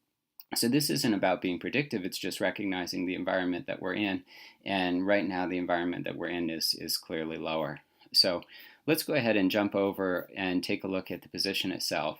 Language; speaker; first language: English; native; English